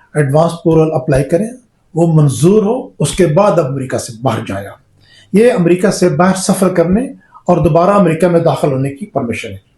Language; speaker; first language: Urdu; native; Urdu